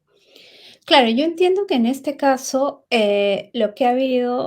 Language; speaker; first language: Spanish; native; Spanish